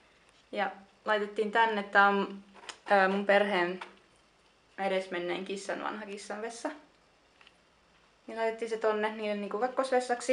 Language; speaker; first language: Finnish; native; Finnish